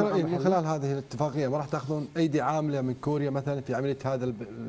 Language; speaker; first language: Arabic; native; Arabic